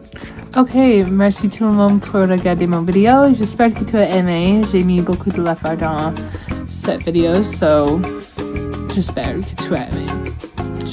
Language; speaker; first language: French; non-native, local second language; English